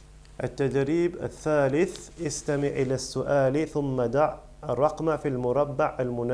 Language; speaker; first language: Arabic; non-native, fluent; English